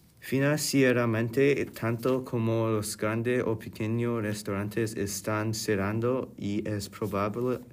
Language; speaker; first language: Spanish; non-native, learner; English